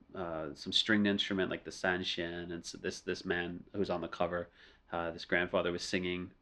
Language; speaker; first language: English; native; English